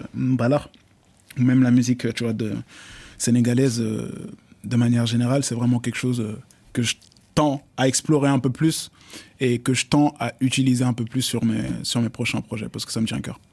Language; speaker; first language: French; native; French